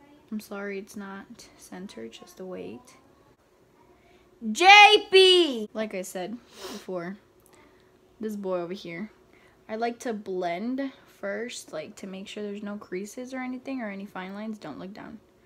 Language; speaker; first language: English; early bilingual, other home language; Spanish